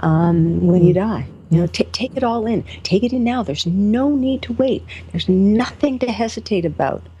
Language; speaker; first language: English; native; English